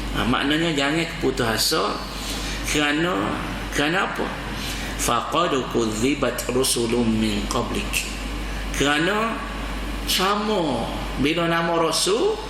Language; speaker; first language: Malay; native; Malay